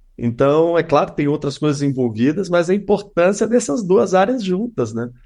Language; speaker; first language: Portuguese; native; Portuguese